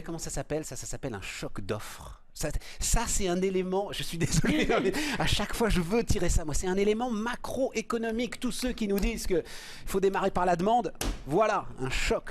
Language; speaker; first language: French; native; French